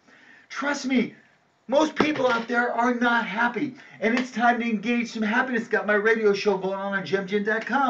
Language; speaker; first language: English; native; English